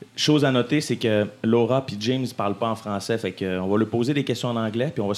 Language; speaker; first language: French; native; French